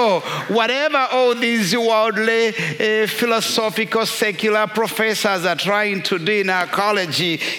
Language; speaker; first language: English; non-native, local second language; Kinyarwanda